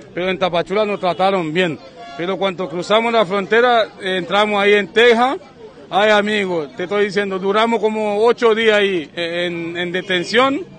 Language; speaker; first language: Spanish; non-native, fluent; Haitian Creole